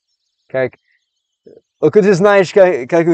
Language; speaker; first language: Russian; non-native, learner; English